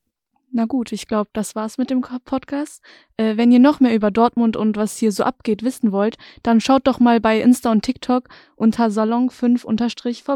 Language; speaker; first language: German; native; German